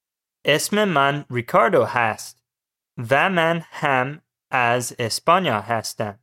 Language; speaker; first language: Persian; non-native, learner; English